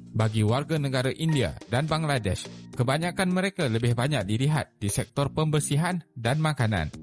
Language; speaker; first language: Malay; native; Malay